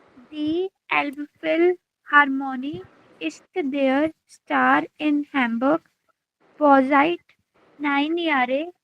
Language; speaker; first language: German; non-native, learner; Hindi